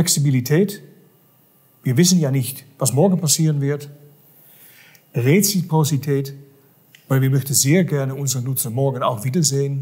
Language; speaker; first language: German; non-native, fluent; Dutch